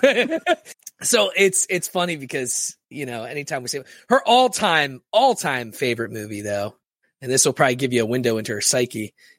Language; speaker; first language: English; native; English